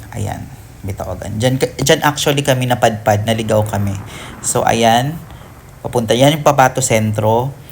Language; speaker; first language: Filipino; native; Filipino